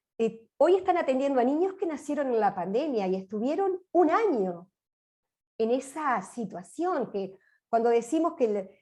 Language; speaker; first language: Spanish; native; Spanish